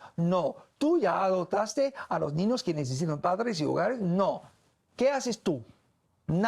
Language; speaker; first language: Spanish; non-native, learner; English